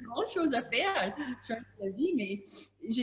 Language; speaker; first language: French; non-native, learner; English